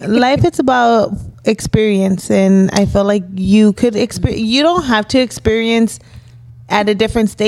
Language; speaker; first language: English; early bilingual, other home language; Spanish